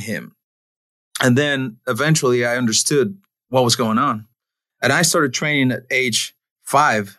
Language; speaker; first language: English; non-native, fluent; Spanish